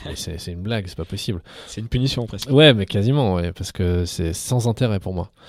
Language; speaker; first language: French; early bilingual, other home language; Arabic